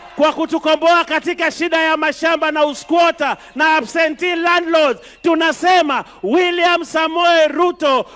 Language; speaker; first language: Swahili; native; Swahili